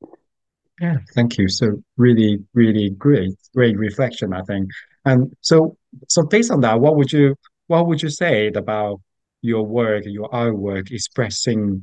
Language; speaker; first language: English; non-native, fluent; Chinese